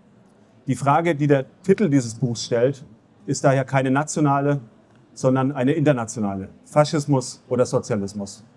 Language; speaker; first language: German; native; German